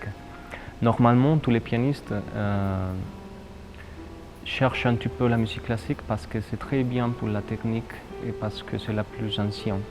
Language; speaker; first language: French; non-native, fluent; Spanish